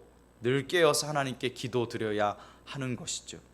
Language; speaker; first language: Korean; native; Korean